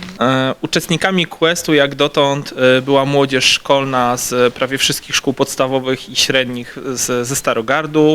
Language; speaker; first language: Polish; native; Polish